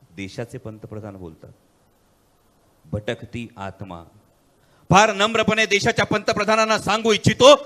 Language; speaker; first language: Marathi; native; Marathi